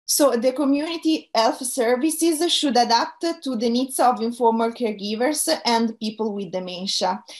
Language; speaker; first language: English; non-native, fluent; Italian